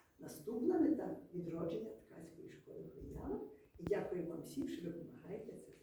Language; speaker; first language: Ukrainian; native; Ukrainian